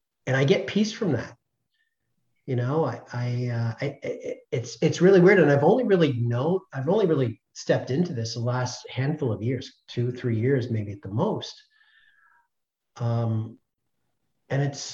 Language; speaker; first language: English; native; English